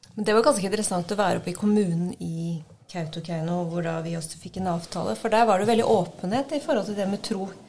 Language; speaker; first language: Norwegian; native; Norwegian